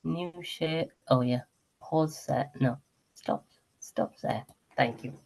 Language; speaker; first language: English; non-native, local second language; Nepali